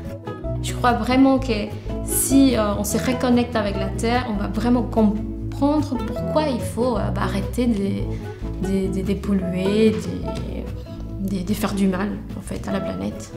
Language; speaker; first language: French; non-native, fluent; Spanish